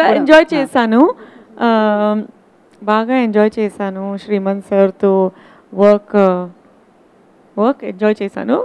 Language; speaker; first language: Telugu; non-native, learner; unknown